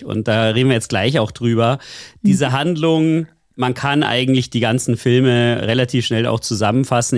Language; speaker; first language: German; native; German